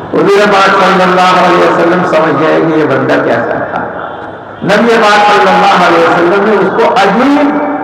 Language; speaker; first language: Urdu; non-native, local second language; Gujarati